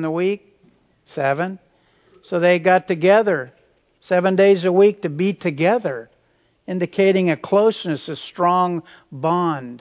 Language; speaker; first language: English; native; English